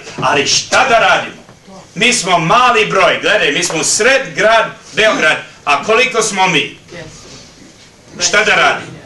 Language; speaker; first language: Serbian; early bilingual, heritage; Serbian